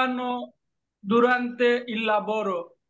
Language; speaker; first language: Italian; non-native, learner; Bangla